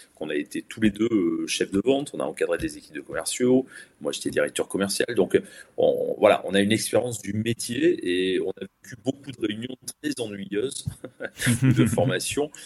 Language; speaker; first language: French; native; French